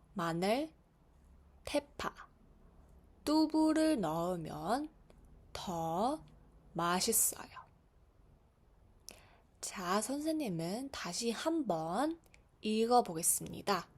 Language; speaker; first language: Korean; non-native, fluent; Mongolian